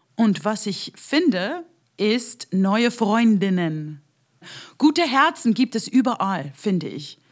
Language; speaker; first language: German; non-native, fluent; English